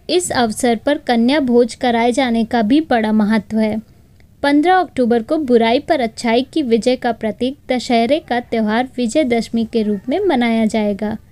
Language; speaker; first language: Hindi; native; Hindi